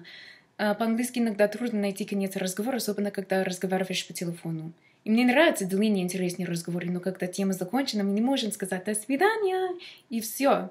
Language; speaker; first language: Russian; non-native, fluent; English